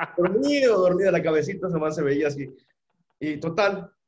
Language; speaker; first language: Spanish; native; Spanish